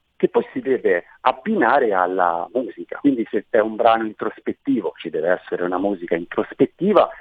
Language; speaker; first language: Italian; native; Italian